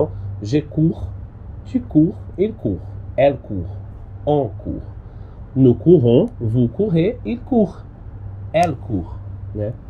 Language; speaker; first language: French; non-native, learner; Portuguese